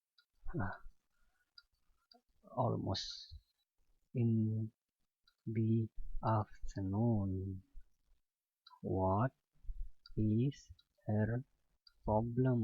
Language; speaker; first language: English; non-native, learner; Indonesian